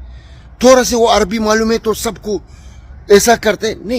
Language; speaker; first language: Hindi; non-native, learner; Arabic